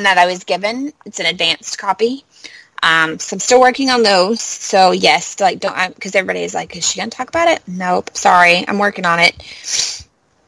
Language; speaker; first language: English; native; English